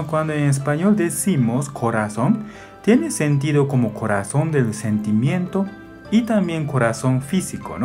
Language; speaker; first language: Spanish; non-native, fluent; Japanese